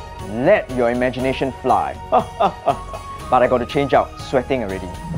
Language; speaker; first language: English; native; English